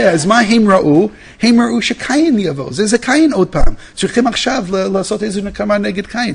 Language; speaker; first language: Hebrew; non-native, fluent; English